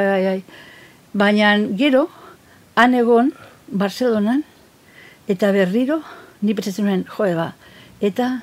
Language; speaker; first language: Basque; non-native, fluent; Catalan